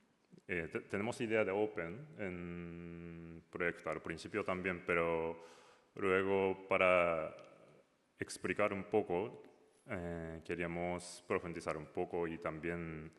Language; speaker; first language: Spanish; non-native, learner; Japanese